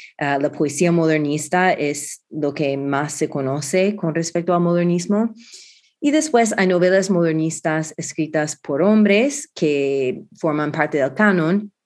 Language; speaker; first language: Spanish; non-native, fluent; English